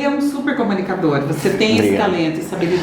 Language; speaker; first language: Portuguese; native; Portuguese